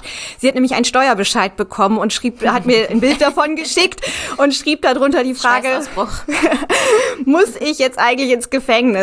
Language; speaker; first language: German; native; German